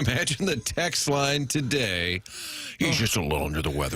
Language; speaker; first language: English; native; English